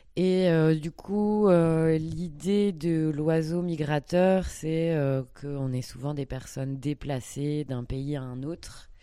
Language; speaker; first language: French; native; French